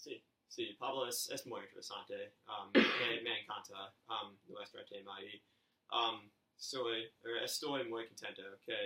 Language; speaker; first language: Spanish; non-native, learner; English